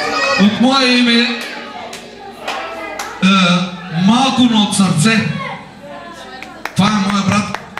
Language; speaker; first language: Bulgarian; non-native, local second language; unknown